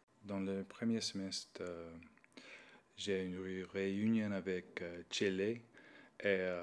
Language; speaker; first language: French; non-native, learner; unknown